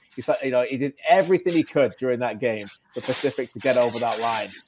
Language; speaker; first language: English; native; English